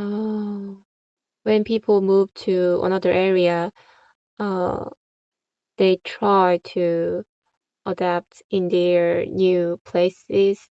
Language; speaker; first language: English; non-native, fluent; Korean